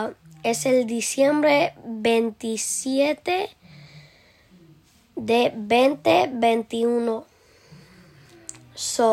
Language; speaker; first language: Spanish; early bilingual, heritage; Spanish